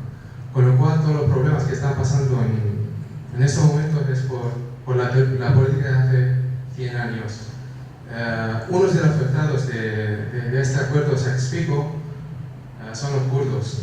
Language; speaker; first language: Spanish; non-native, fluent; Kurdish